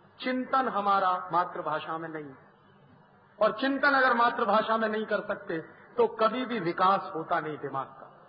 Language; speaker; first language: Hindi; native; Hindi